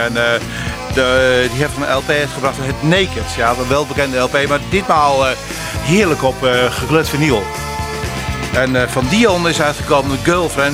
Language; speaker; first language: Dutch; native; Dutch